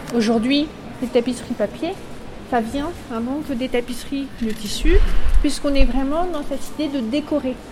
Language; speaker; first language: French; native; French